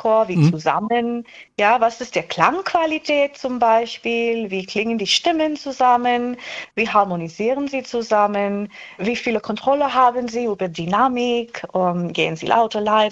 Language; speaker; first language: German; non-native, fluent; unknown